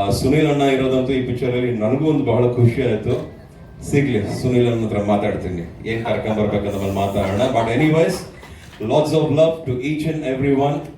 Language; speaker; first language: Kannada; native; Kannada